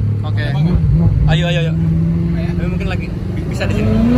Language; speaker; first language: Indonesian; native; Indonesian